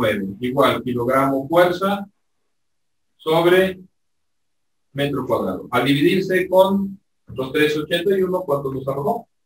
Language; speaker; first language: Spanish; native; Spanish